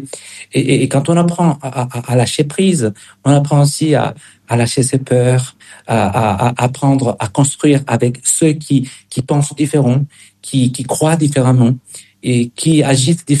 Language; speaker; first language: French; non-native, fluent; Spanish